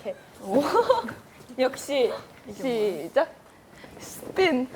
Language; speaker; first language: Korean; native; Korean